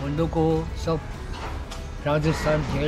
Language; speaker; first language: Hindi; non-native, local second language; Chinese